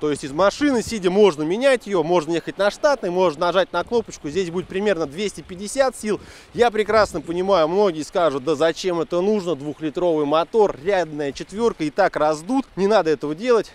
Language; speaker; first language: Russian; native; Russian